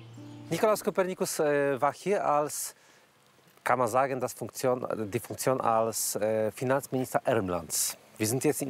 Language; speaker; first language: German; non-native, learner; Polish